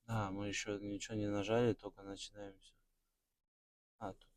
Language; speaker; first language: Russian; non-native, learner; Kyrgyz